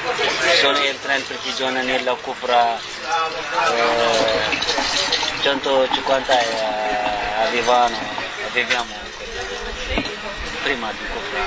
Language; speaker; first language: Italian; non-native, learner; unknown